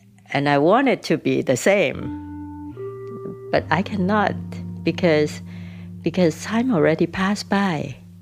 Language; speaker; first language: English; non-native, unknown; Vietnamese